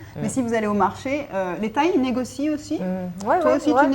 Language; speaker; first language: French; native; French